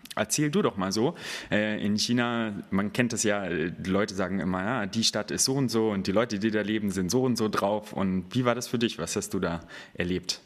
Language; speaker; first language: German; native; German